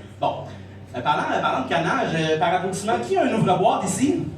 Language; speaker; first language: French; native; French